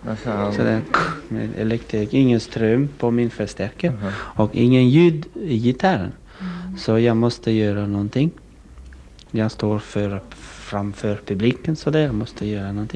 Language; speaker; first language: Swedish; non-native, learner; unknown